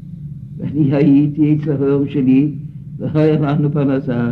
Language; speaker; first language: Hebrew; non-native, fluent; Yiddish